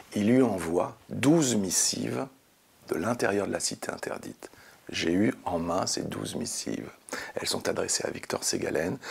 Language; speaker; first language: French; native; French